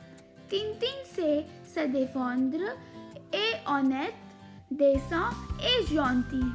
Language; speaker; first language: French; non-native, learner; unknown